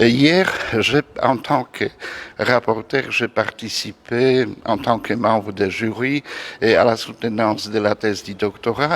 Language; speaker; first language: French; non-native, fluent; Polish